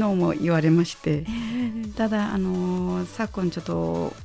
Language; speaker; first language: Japanese; non-native, fluent; Chinese